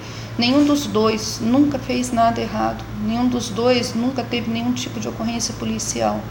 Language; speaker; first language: Portuguese; native; Portuguese